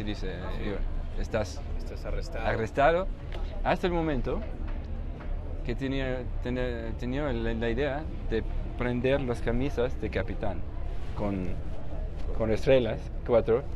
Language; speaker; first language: Spanish; non-native, fluent; German